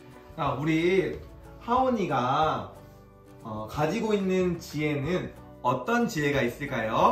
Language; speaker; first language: Korean; native; Korean